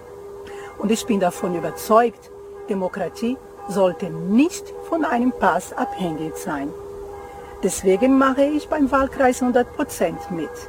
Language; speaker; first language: German; non-native, fluent; Portuguese